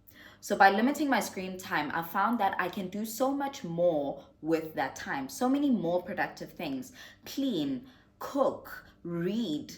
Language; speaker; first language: English; non-native, local second language; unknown